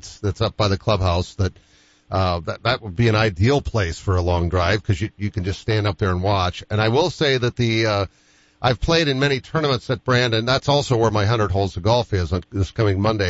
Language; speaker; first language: English; native; English